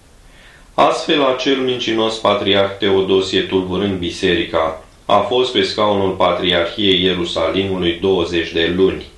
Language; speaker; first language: Romanian; native; Romanian